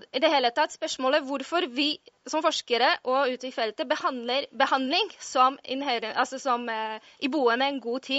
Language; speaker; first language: Norwegian; non-native, fluent; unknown